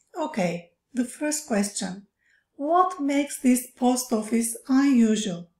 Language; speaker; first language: English; non-native, fluent; Turkish